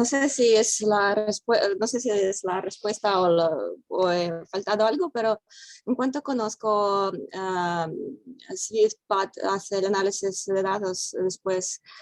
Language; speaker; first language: Spanish; non-native, fluent; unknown